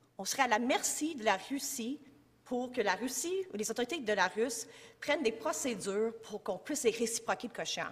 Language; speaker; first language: French; native; French